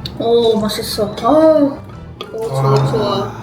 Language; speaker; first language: Korean; non-native, learner; Russian